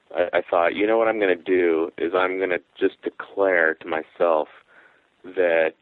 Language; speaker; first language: English; native; English